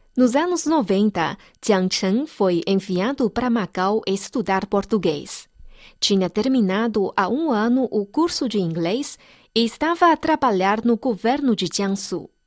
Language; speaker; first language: Portuguese; non-native, fluent; Chinese